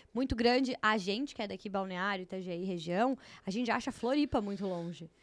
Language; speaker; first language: Portuguese; native; Portuguese